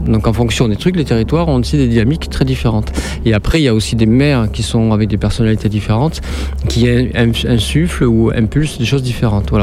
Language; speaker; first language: French; native; French